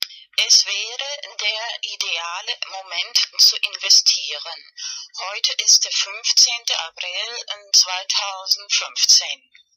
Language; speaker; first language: German; non-native, fluent; Spanish